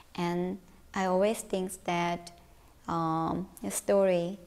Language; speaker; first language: English; non-native, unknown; Korean